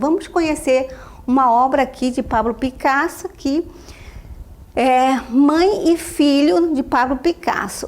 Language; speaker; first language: Portuguese; native; Portuguese